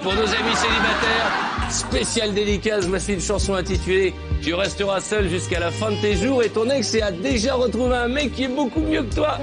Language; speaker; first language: French; native; French